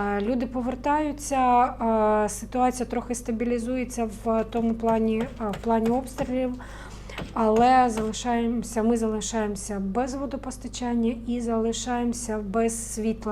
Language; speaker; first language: Ukrainian; native; Ukrainian